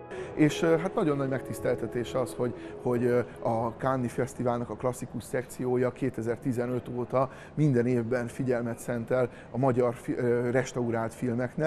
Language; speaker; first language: Hungarian; native; Hungarian